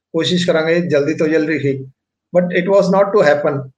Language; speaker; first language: English; non-native, local second language; Punjabi